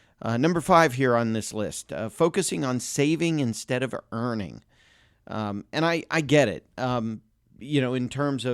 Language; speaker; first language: English; native; English